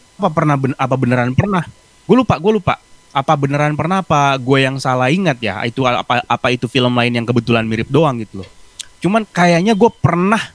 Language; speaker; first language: Indonesian; native; Indonesian